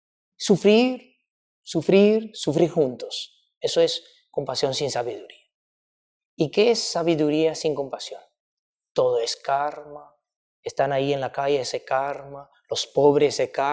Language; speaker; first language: Spanish; non-native, fluent; Chinese